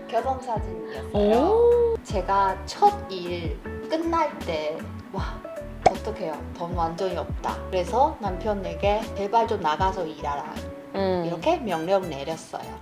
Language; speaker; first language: Korean; non-native, learner; Chinese